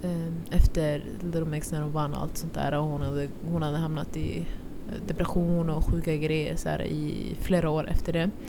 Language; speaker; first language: Swedish; early bilingual, other home language; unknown